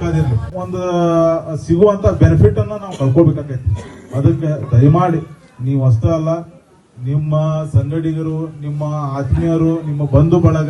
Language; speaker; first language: Kannada; native; Kannada